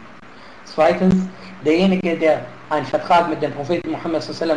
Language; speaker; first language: German; non-native, fluent; Arabic